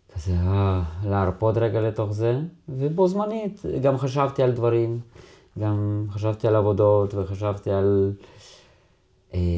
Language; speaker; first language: Hebrew; non-native, fluent; Russian